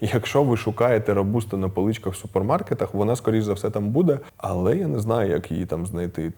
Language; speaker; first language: Ukrainian; non-native, local second language; Russian